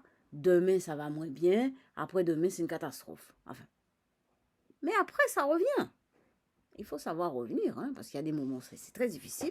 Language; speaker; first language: French; native; French